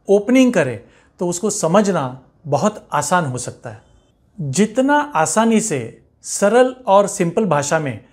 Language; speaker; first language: Hindi; non-native, local second language; Marathi